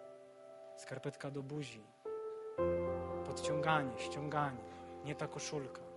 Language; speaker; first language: Polish; native; Polish